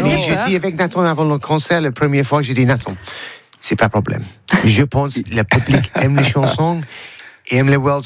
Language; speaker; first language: French; non-native, learner; English